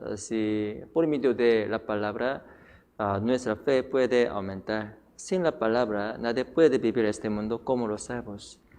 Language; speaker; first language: Spanish; non-native, learner; Korean